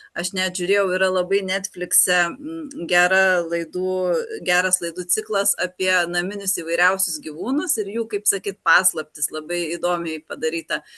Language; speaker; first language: Lithuanian; native; Lithuanian